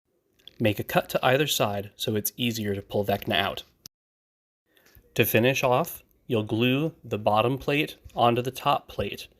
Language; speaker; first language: English; native; English